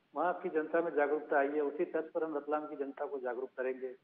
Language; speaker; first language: Hindi; native; Hindi